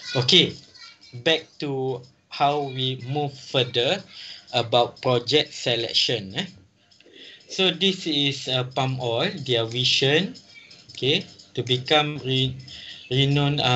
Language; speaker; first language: English; non-native, local second language; Malay